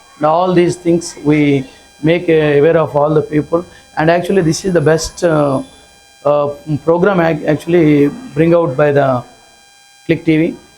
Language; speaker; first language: English; non-native, local second language; Telugu